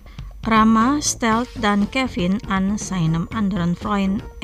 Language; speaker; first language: German; non-native, fluent; Indonesian